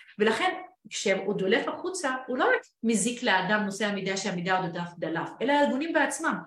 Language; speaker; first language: Hebrew; non-native, local second language; Arabic